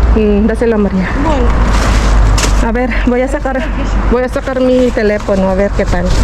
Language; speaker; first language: Spanish; non-native, learner; Filipino